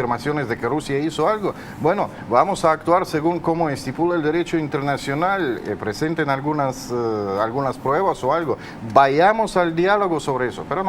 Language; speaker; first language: Spanish; non-native, fluent; Russian